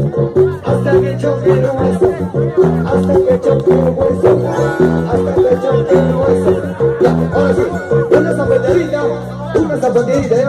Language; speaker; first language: Spanish; native; Spanish